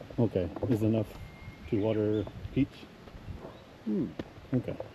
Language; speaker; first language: English; non-native, learner; Japanese